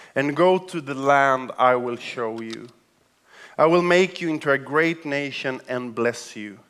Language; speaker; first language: English; non-native, fluent; Swedish